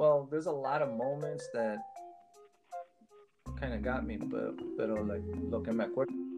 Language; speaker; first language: English; early bilingual, other home language; Spanish